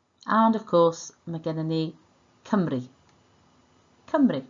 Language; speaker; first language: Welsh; non-native, local second language; English